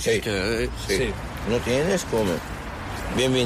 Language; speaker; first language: Spanish; non-native, learner; Arabic